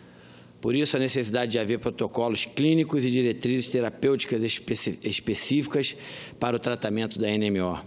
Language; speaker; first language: Portuguese; native; Portuguese